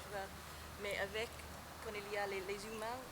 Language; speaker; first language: French; non-native, learner; English